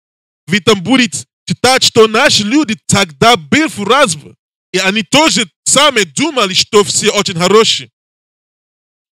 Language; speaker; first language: Russian; non-native, learner; English